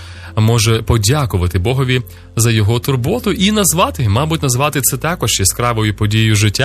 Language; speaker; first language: Ukrainian; native; Ukrainian